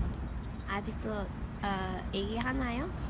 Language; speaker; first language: Korean; early bilingual, heritage; English